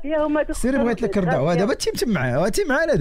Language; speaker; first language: Arabic; native; Arabic